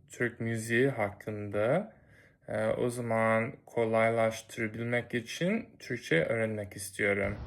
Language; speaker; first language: Turkish; non-native, learner; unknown